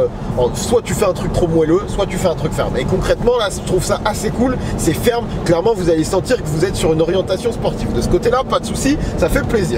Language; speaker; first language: French; native; French